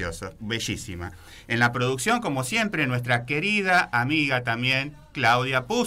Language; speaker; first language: Spanish; native; Spanish